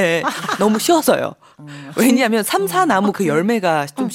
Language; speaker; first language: Korean; non-native, fluent; Chinese